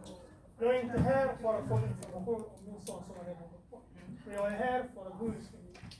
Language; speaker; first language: Swedish; non-native, learner; Somali